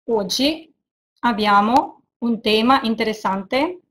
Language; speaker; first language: Italian; non-native, fluent; Russian